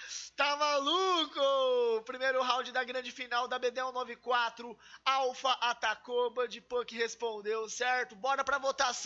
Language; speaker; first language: Portuguese; native; Portuguese